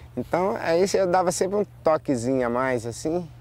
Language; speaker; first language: Portuguese; native; Portuguese